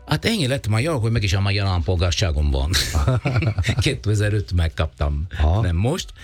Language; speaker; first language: Hungarian; non-native, fluent; Italian